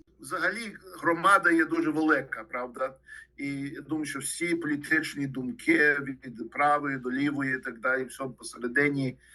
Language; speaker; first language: Ukrainian; early bilingual, heritage; Ukrainian